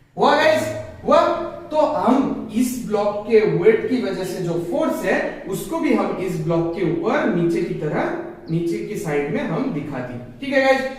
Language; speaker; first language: Hindi; native; Hindi